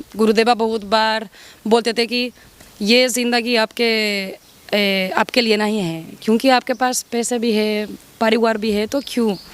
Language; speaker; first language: Hindi; non-native, learner; Spanish